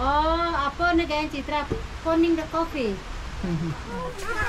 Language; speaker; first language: English; non-native, learner; Indonesian